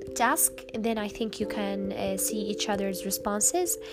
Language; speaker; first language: English; non-native, fluent; Arabic